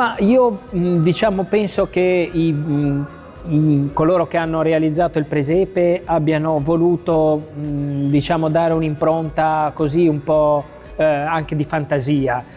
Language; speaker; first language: Italian; native; Italian